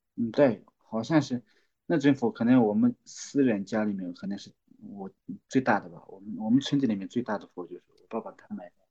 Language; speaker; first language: Chinese; non-native, local second language; Tibetan